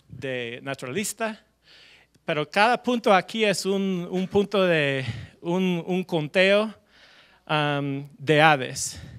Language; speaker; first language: Spanish; non-native, fluent; English